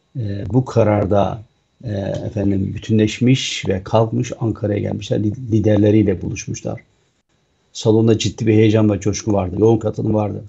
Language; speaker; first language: Turkish; native; Turkish